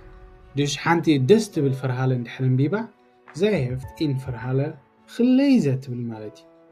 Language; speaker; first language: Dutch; non-native, learner; Tigrinya